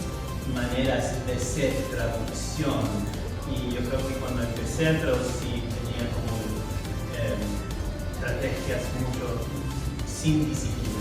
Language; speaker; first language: Spanish; non-native, fluent; English